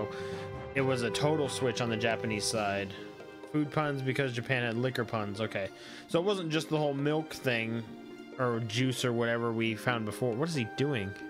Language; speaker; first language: English; native; English